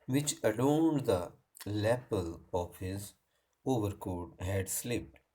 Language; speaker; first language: English; non-native, local second language; Hindi